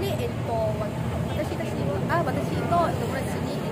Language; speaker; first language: Japanese; non-native, learner; Vietnamese